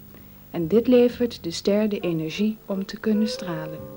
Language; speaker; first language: Dutch; native; Dutch